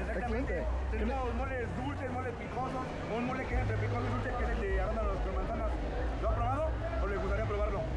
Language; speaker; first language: Spanish; native; Spanish